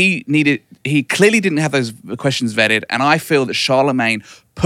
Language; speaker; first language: English; native; English